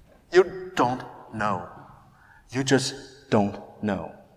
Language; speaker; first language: English; non-native, fluent; Chinese